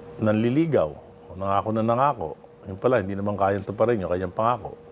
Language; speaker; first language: Filipino; native; Filipino